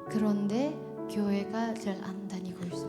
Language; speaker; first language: Korean; non-native, learner; Indonesian